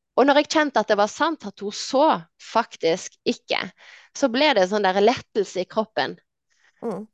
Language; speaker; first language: Norwegian; native; Norwegian